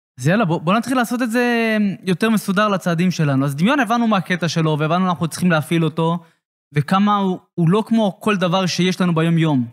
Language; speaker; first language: Hebrew; native; Hebrew